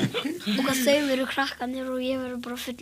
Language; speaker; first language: Icelandic; early bilingual, other home language; Portuguese